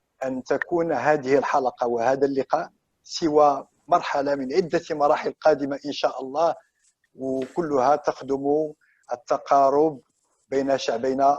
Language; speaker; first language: Arabic; native; Arabic